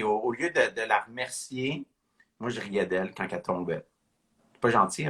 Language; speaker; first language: French; native; French